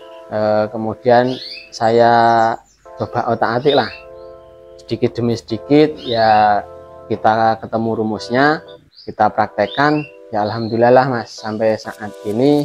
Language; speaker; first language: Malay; non-native, local second language; Javanese